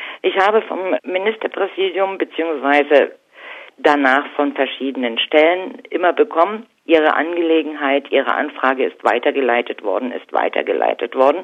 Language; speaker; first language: German; native; German